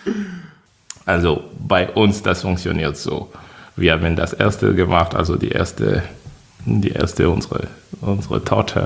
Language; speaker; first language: German; non-native, fluent; French